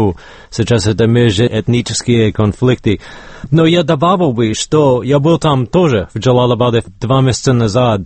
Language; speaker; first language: Russian; non-native, fluent; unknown